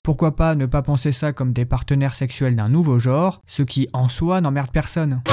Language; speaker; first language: French; native; French